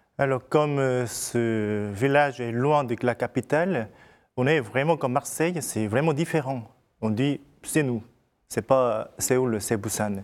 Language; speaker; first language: French; non-native, fluent; Korean